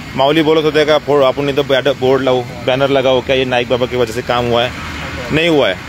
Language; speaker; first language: Hindi; non-native, local second language; Marathi